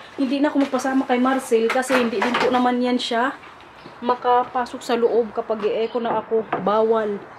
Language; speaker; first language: Filipino; non-native, local second language; Waray